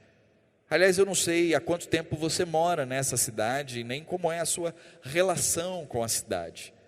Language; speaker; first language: Portuguese; native; Portuguese